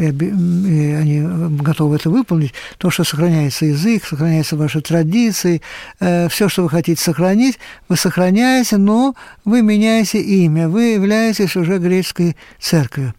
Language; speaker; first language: Russian; native; Russian